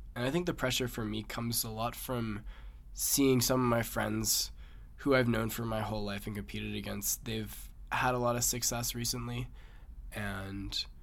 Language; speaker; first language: English; native; English